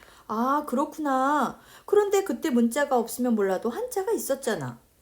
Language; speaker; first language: Korean; native; Korean